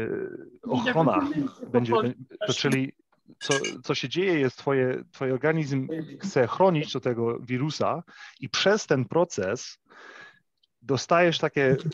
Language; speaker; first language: Polish; early bilingual, heritage; English